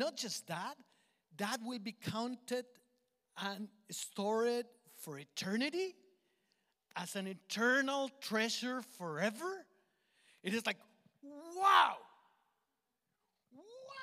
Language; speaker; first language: English; non-native, fluent; Spanish